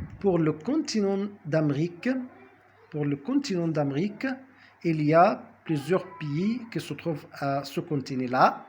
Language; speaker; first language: French; non-native, fluent; Arabic